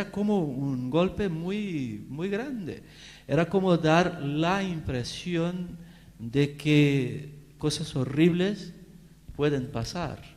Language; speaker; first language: Spanish; non-native, fluent; Portuguese